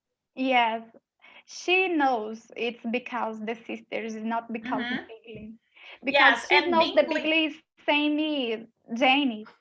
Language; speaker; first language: English; non-native, learner; Portuguese